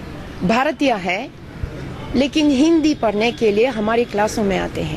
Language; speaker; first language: Hindi; non-native, fluent; Bulgarian